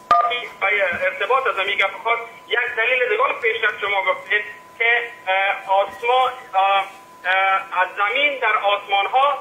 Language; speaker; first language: Persian; native; Persian